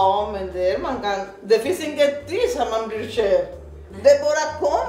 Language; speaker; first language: Swedish; non-native, learner; Spanish